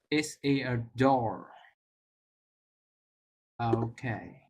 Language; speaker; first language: English; non-native, fluent; Vietnamese